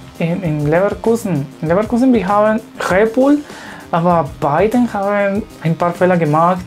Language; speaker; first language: German; non-native, learner; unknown